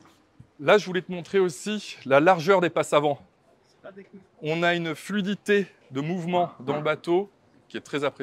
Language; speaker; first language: French; native; French